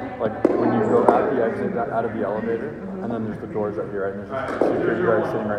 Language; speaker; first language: English; native; English